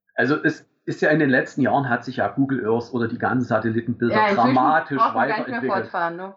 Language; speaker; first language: German; native; German